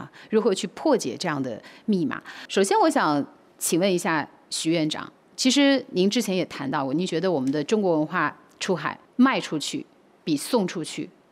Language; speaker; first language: Chinese; native; Chinese